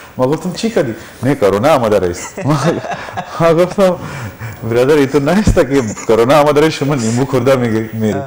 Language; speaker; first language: Persian; non-native, learner; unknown